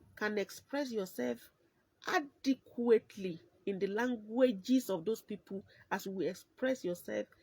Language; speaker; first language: English; non-native, local second language; Yoruba